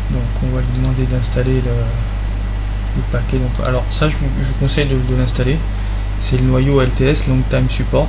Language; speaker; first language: French; native; French